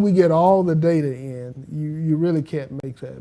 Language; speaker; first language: English; native; English